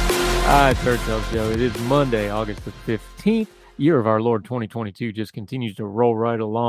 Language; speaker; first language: English; native; English